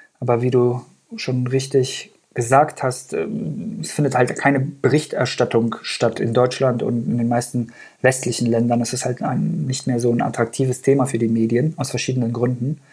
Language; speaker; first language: German; early bilingual, other home language; Persian